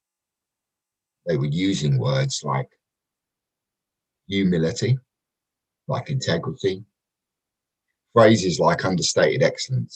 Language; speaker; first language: English; native; English